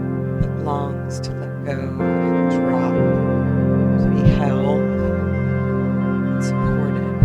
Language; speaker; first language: English; native; English